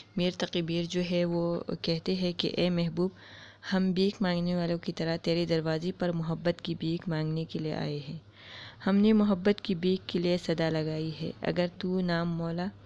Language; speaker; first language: Urdu; non-native, local second language; Pashto